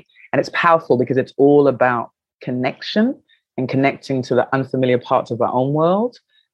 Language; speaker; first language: English; native; English